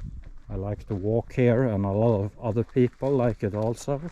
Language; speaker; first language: English; non-native, fluent; Swedish